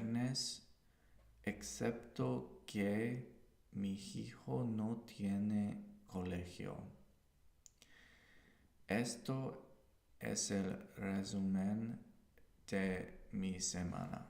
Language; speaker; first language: Spanish; non-native, learner; English